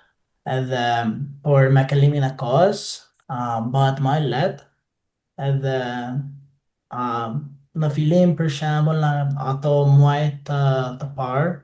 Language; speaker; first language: Albanian; non-native, fluent; English